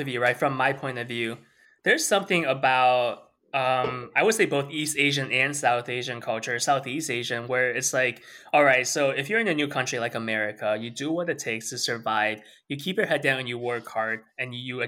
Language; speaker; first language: English; early bilingual, other home language; Chinese